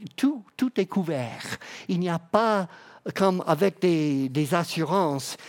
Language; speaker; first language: French; non-native, fluent; English